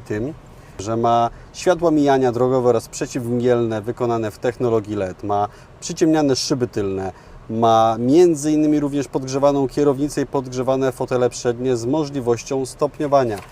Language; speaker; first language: Polish; native; Polish